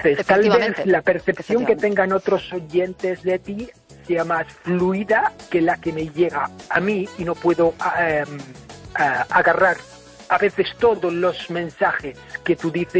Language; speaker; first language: Spanish; non-native, fluent; English